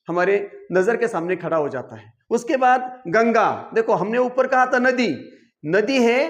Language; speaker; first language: Hindi; non-native, local second language; Marathi